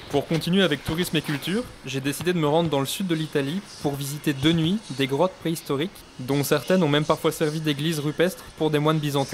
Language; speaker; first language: French; native; French